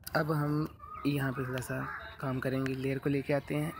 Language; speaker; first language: Urdu; non-native, local second language; Punjabi